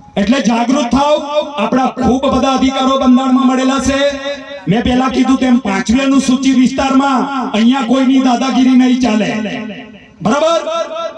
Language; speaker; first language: Gujarati; non-native, local second language; Rathawi